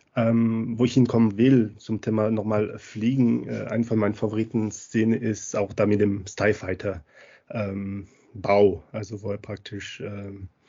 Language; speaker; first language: German; non-native, fluent; French